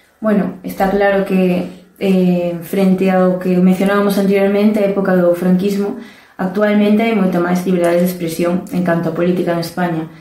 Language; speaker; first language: Galician; non-native, local second language; Spanish